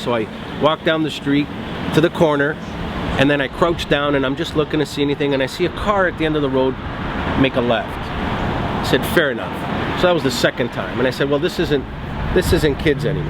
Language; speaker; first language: English; native; English